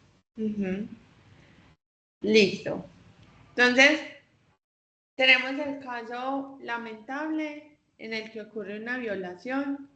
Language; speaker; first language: Spanish; native; Spanish